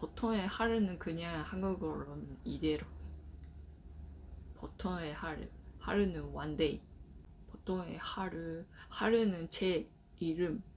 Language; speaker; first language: Korean; non-native, learner; Japanese